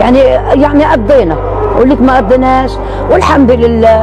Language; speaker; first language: Arabic; native; Arabic